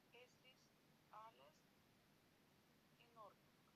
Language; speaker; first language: German; non-native, learner; Macedonian